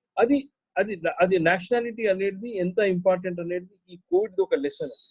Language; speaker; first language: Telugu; non-native, local second language; Hindi